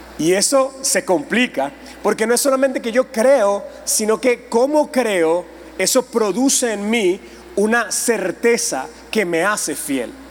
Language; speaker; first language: Spanish; native; Spanish